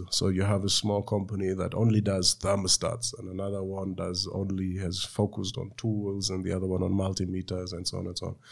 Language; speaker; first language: English; non-native, fluent; German